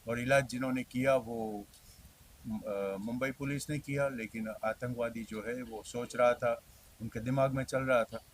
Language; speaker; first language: Hindi; native; Hindi